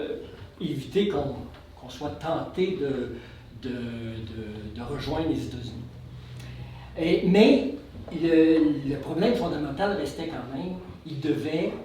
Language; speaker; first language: French; native; French